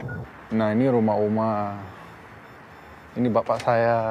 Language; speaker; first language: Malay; early bilingual, heritage; Dutch